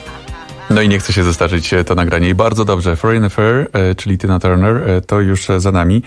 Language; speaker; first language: Polish; native; Polish